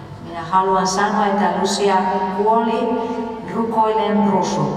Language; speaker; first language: Finnish; non-native, fluent; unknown